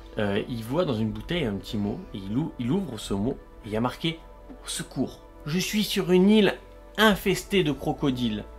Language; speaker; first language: French; native; French